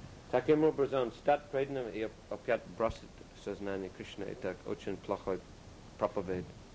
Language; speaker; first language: Russian; non-native, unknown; English